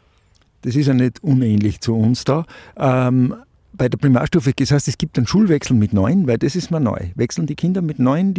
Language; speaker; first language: German; native; German